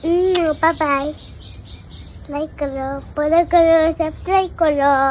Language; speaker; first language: Hindi; non-native, local second language; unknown